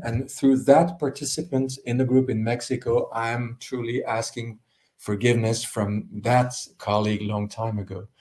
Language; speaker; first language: English; non-native, fluent; French